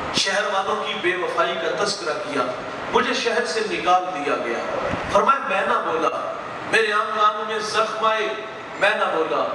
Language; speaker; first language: Urdu; non-native, local second language; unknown